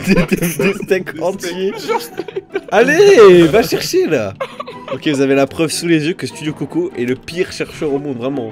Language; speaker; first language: French; native; French